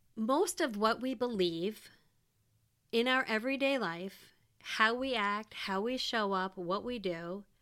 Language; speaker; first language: English; native; English